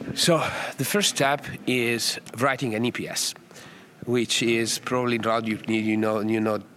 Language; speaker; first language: English; non-native, fluent; Italian